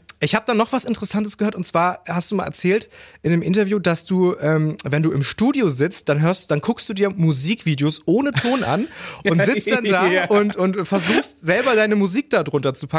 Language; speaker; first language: German; native; German